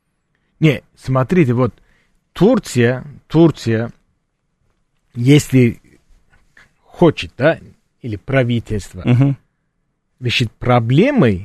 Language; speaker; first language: Russian; non-native, fluent; Turkish